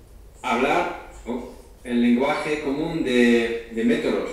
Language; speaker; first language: Spanish; non-native, fluent; Dutch